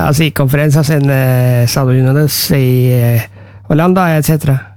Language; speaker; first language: Spanish; non-native, learner; Norwegian